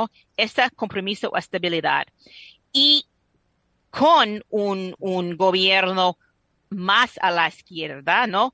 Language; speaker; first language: Spanish; non-native, fluent; English